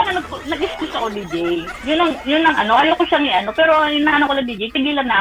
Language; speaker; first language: Filipino; native; Filipino